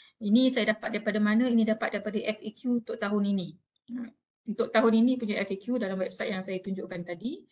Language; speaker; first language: Malay; native; Malay